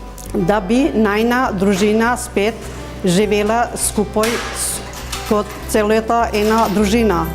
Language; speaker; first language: Slovenian; non-native, learner; Albanian